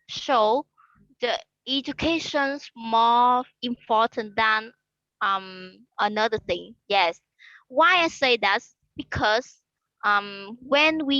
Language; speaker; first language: English; non-native, learner; Khmer